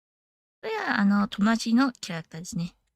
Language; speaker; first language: Japanese; non-native, learner; English